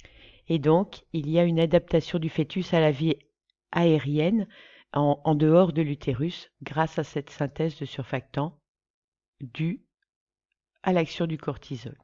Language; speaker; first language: French; native; French